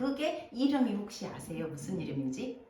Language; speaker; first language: Korean; native; Korean